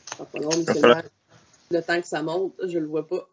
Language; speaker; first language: French; native; French